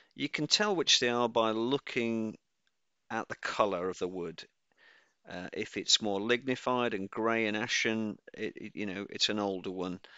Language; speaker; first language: English; native; English